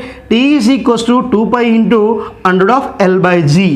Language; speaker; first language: English; non-native, local second language; Telugu